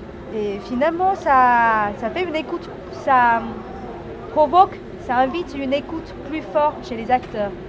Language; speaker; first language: French; non-native, fluent; Chinese